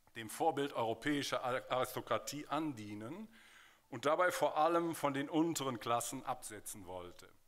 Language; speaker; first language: German; native; German